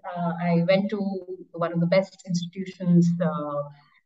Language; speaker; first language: English; non-native, local second language; Bangla